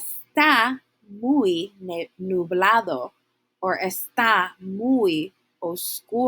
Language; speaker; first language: Spanish; non-native, fluent; English